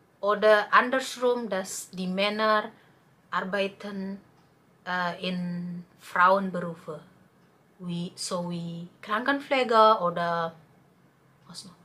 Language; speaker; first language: German; non-native, learner; Indonesian